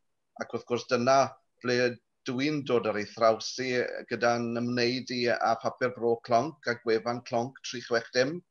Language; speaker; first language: Welsh; native; Welsh